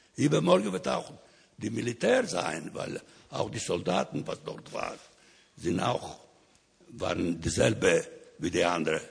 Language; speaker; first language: German; non-native, learner; Ladino